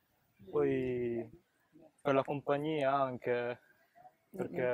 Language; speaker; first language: Italian; early bilingual, other home language; Filipino